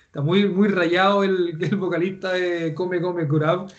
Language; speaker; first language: Spanish; native; Spanish